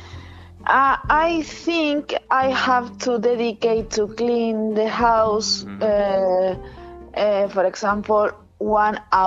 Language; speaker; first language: English; non-native, learner; Spanish